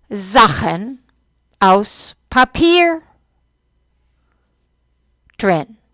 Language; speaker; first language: German; non-native, fluent; English